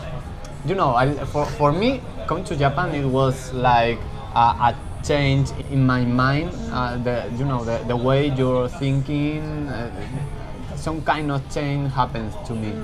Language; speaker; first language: English; non-native, learner; Spanish